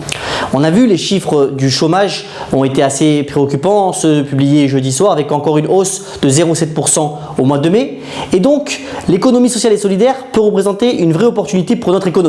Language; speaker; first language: French; native; French